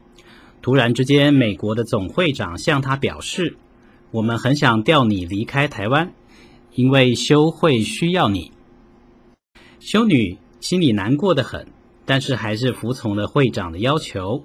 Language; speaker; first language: Chinese; native; Chinese